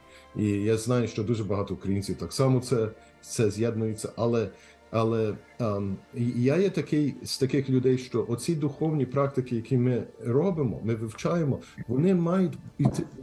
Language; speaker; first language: Ukrainian; early bilingual, heritage; Ukrainian